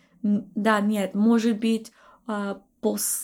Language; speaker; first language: Russian; non-native, learner; English